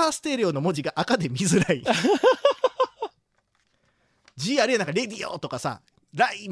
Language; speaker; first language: Japanese; native; Japanese